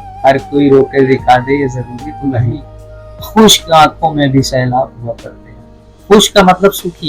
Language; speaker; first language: Hindi; native; Hindi